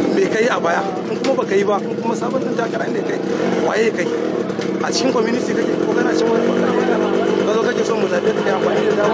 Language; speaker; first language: Hausa; native; Hausa